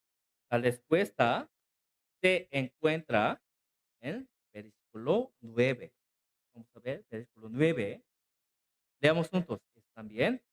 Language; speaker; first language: Spanish; non-native, learner; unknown